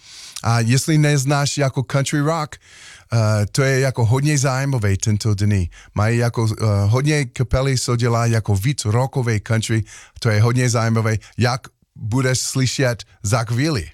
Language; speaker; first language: Czech; non-native, learner; English